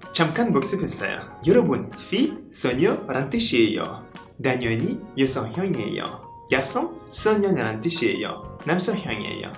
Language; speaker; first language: Korean; non-native, learner; French